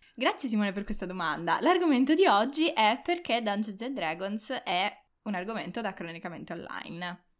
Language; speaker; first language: Italian; native; Italian